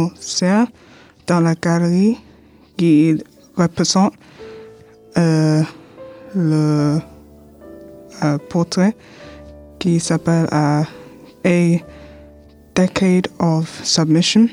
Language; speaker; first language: French; non-native, learner; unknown